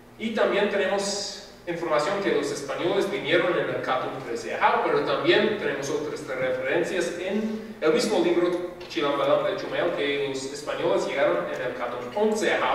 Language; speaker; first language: Spanish; non-native, fluent; English